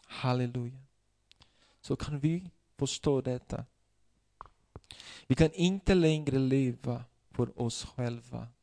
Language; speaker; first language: Swedish; non-native, fluent; Portuguese